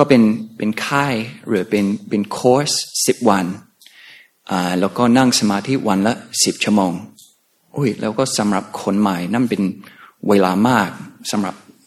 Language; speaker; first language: Thai; non-native, fluent; English